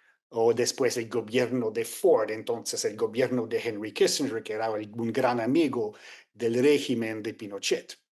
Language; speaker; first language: Spanish; non-native, fluent; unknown